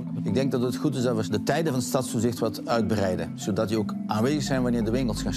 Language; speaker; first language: Dutch; native; Dutch